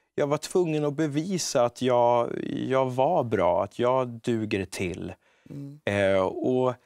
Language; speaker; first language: Swedish; native; Swedish